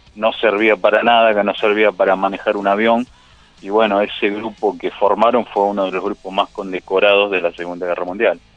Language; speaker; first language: Spanish; native; Spanish